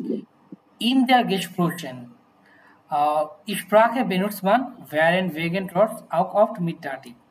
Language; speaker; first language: German; non-native, fluent; Bangla